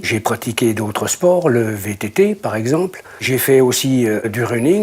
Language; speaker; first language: French; native; French